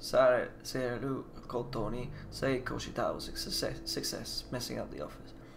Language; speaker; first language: English; native; English